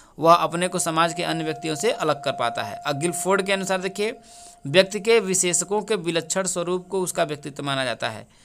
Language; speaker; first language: Hindi; native; Hindi